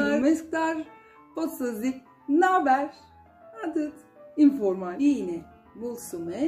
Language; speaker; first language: Romanian; non-native, fluent; Turkish